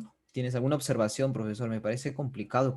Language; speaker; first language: Spanish; native; Spanish